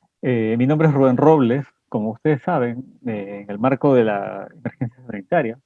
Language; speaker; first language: Spanish; native; Spanish